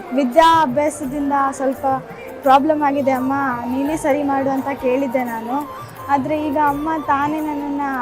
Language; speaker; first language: Kannada; native; Kannada